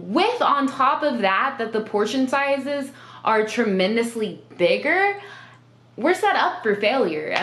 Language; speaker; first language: English; native; English